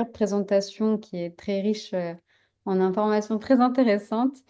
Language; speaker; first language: French; native; French